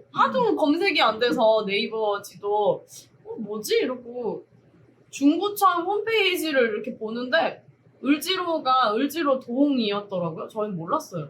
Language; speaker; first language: Korean; native; Korean